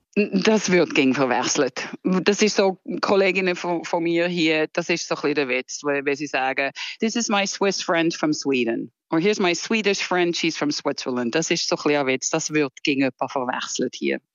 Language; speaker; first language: German; native; German